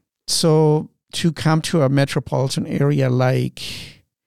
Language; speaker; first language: English; non-native, fluent; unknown